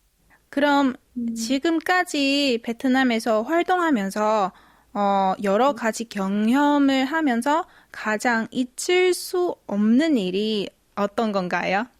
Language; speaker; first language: Korean; non-native, fluent; Vietnamese